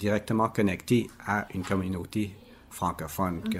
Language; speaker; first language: French; native; French